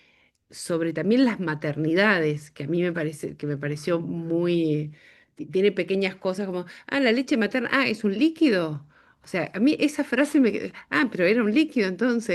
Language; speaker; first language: Spanish; native; Spanish